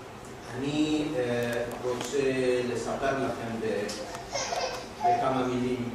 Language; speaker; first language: Hebrew; non-native, fluent; Spanish